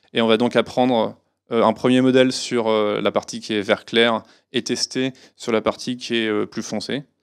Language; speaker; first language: French; native; French